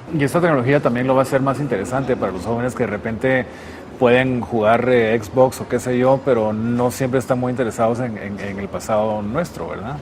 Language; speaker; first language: Spanish; native; Spanish